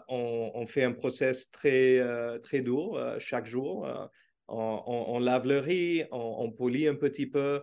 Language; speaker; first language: French; non-native, learner; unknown